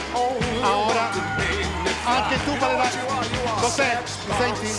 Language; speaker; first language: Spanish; non-native, learner; Italian